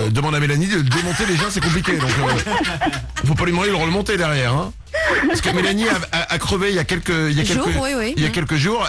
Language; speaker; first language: French; native; French